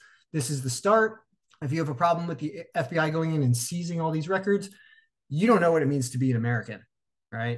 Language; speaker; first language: English; native; English